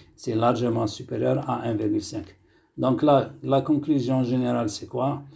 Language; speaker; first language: French; non-native, local second language; Arabic